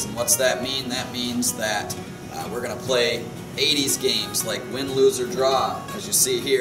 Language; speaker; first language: English; native; English